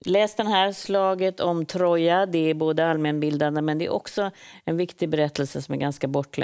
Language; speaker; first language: Swedish; native; Swedish